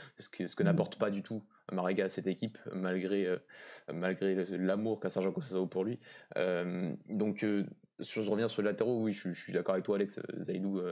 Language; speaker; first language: French; native; French